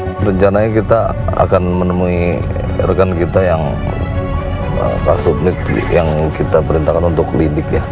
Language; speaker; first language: Indonesian; native; Indonesian